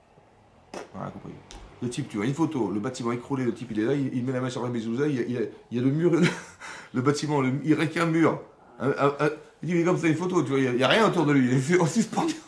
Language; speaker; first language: French; native; French